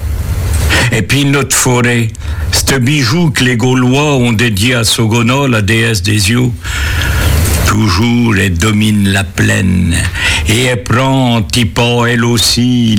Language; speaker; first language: French; native; French